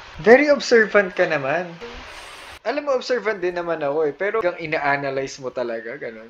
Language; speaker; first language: Filipino; native; Filipino